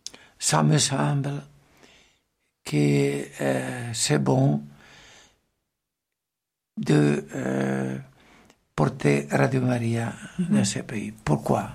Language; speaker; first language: French; non-native, fluent; Italian